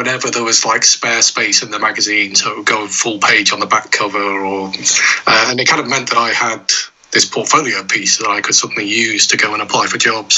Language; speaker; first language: English; native; English